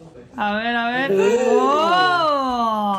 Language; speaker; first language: Spanish; native; Spanish